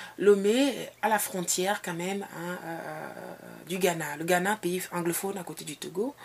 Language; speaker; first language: French; non-native, local second language; Ewe